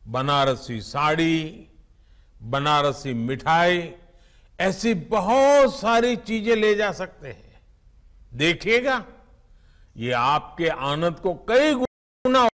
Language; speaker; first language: Hindi; non-native, local second language; Gujarati